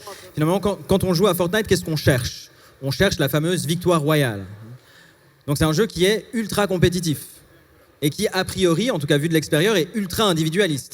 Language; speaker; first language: French; native; French